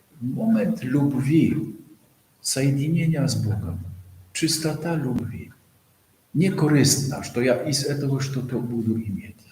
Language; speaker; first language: Russian; non-native, fluent; Polish